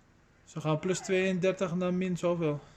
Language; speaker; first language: Dutch; native; Dutch